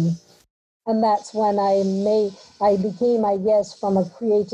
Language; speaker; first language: English; native; English